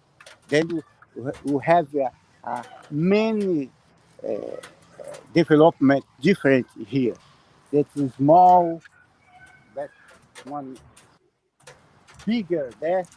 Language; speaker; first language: English; non-native, learner; Portuguese